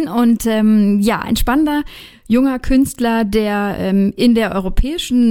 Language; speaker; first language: German; native; German